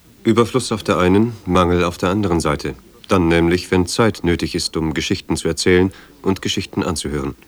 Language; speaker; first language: German; native; German